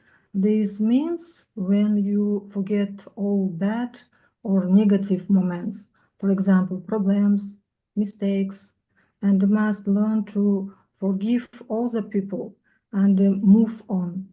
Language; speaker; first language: English; non-native, learner; Russian